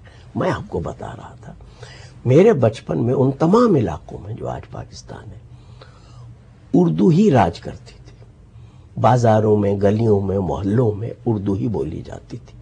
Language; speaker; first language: Urdu; native; Urdu